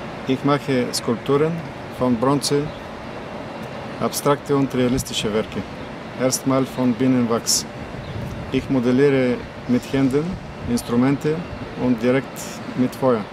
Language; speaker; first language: German; non-native, fluent; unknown